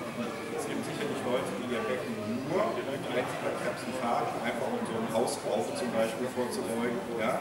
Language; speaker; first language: German; native; German